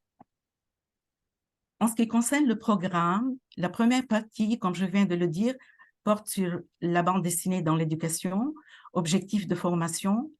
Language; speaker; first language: French; non-native, local second language; Arabic